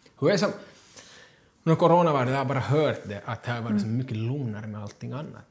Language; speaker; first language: Swedish; native; Swedish